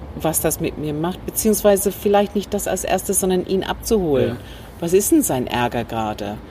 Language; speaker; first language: German; non-native, fluent; English